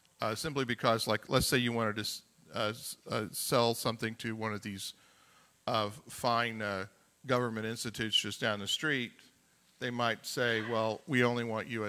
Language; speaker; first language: English; native; English